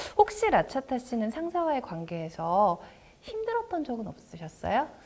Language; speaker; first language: Korean; native; Korean